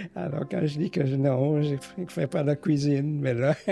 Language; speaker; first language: French; non-native, fluent; Vietnamese